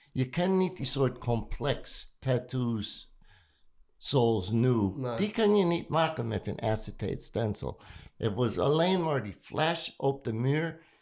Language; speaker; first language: Dutch; non-native, learner; English